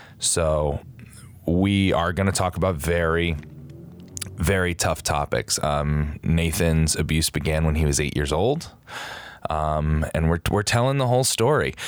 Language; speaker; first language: English; native; English